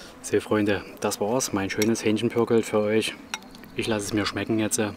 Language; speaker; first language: German; early bilingual, other home language; Hungarian